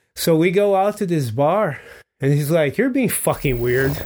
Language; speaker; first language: English; non-native, fluent; Portuguese